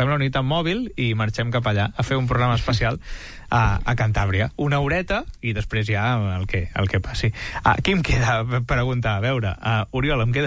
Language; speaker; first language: Catalan; native; Catalan